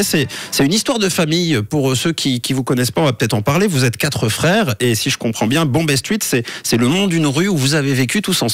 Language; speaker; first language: French; native; French